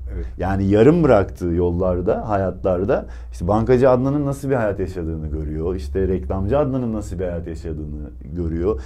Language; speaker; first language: Turkish; native; Turkish